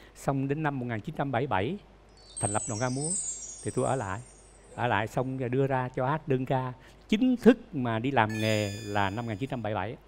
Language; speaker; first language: Vietnamese; native; Vietnamese